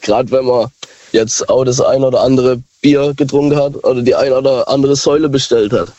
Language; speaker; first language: German; native; German